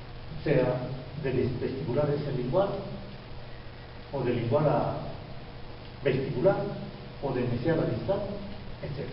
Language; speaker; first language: Spanish; native; Spanish